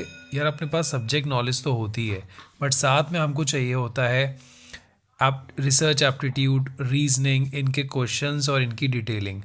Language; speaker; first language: Hindi; native; Hindi